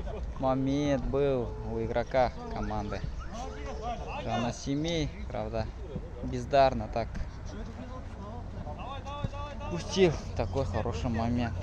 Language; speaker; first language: Russian; non-native, local second language; Kazakh